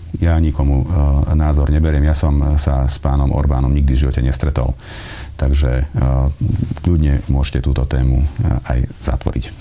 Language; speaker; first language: Slovak; non-native, local second language; Hungarian